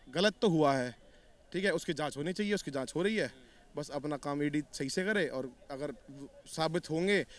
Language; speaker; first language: Hindi; native; Hindi